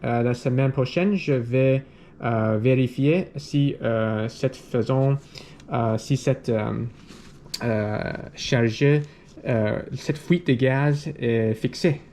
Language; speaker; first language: French; non-native, learner; English